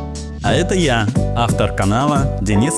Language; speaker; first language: Russian; native; Russian